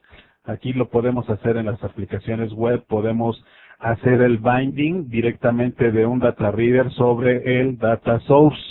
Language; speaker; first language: Spanish; native; Spanish